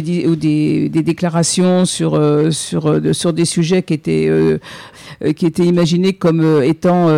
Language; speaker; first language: French; native; French